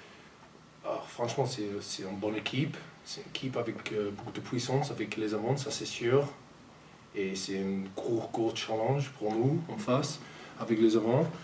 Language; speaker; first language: French; non-native, fluent; English